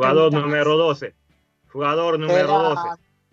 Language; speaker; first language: Spanish; non-native, learner; Japanese